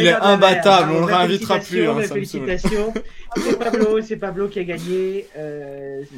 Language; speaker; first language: French; native; French